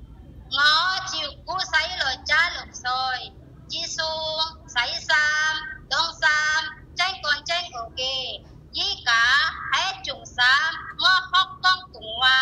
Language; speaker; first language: Cantonese; non-native, learner; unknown